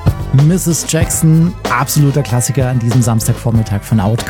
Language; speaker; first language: German; native; German